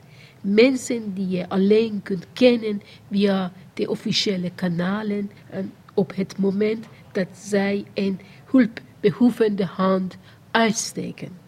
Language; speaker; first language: Dutch; non-native, fluent; Persian